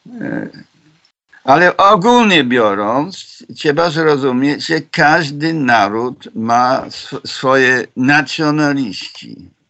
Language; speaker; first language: Polish; non-native, fluent; English